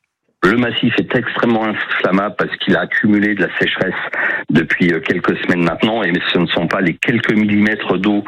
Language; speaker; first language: French; native; French